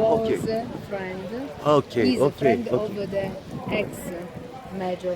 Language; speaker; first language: English; non-native, learner; Italian